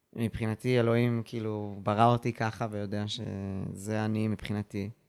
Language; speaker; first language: Hebrew; early bilingual, other home language; English